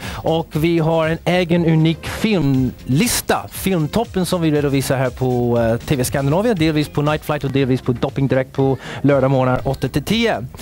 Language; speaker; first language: Swedish; native; Swedish